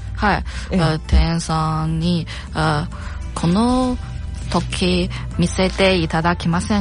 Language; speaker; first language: Japanese; non-native, learner; Chinese